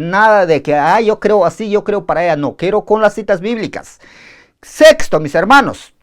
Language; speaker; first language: Spanish; native; Spanish